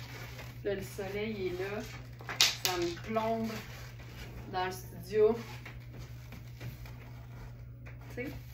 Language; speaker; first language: French; native; French